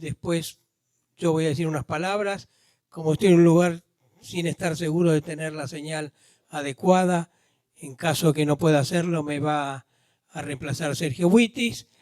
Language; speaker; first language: Spanish; native; Spanish